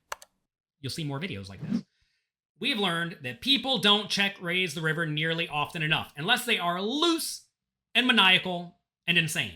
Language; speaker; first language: English; native; English